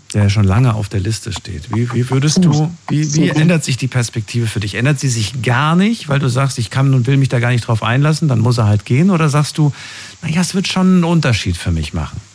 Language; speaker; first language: German; native; German